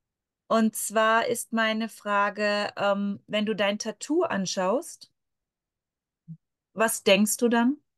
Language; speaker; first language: German; native; German